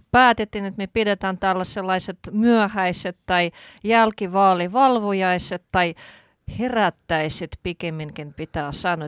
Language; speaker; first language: Finnish; non-native, fluent; Russian